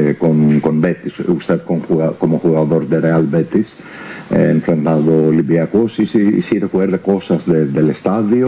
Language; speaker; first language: Spanish; non-native, fluent; Greek